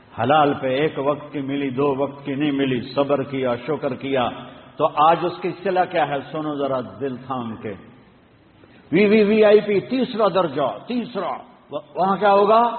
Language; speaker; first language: Urdu; non-native, local second language; Punjabi